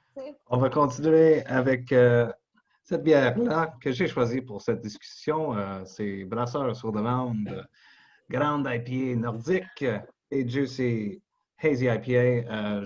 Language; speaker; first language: French; non-native, local second language; English